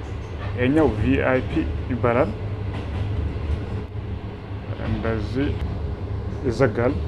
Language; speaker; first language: Amharic; non-native, local second language; Oromo